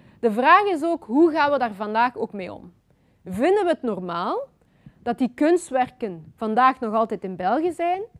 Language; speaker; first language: Dutch; early bilingual, other home language; Lingala